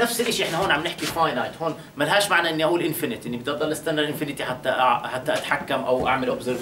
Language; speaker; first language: Arabic; native; Arabic